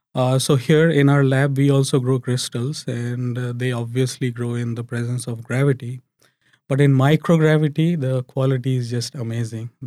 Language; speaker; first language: English; non-native, local second language; Hindi